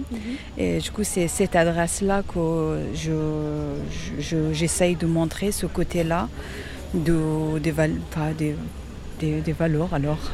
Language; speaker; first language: French; non-native, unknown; Persian